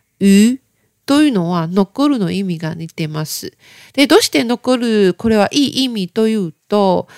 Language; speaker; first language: Japanese; non-native, learner; Chinese